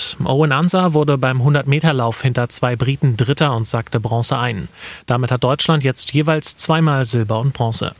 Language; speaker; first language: German; native; German